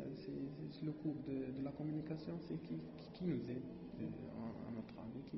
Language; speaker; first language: French; non-native, learner; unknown